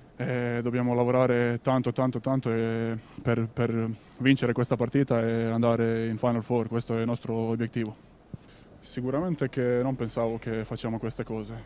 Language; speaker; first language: Italian; non-native, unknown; Croatian